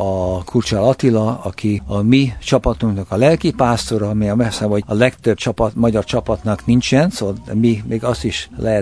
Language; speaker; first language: Hungarian; early bilingual, heritage; Hungarian